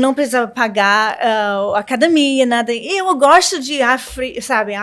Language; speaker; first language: Portuguese; non-native, learner; English